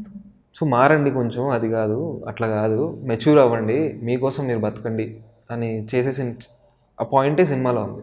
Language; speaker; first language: Telugu; native; Telugu